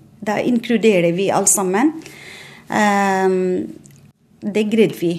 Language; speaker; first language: Norwegian; non-native, fluent; Bangla